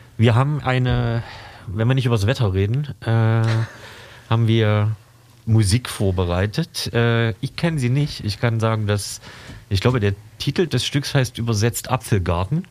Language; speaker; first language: German; native; German